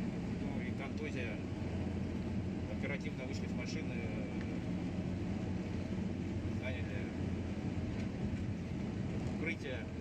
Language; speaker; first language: Russian; native; Russian